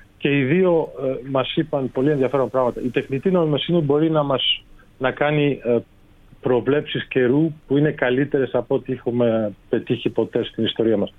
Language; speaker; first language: Greek; early bilingual, heritage; Greek